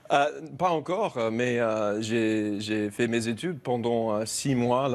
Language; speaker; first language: French; non-native, learner; English